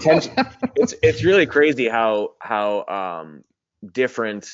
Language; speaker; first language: English; native; English